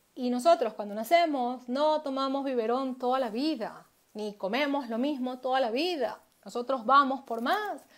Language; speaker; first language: Spanish; native; Spanish